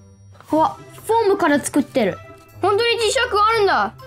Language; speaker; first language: Japanese; non-native, fluent; English